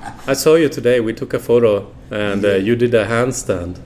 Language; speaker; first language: English; non-native, fluent; Swedish